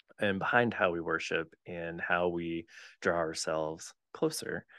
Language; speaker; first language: English; native; English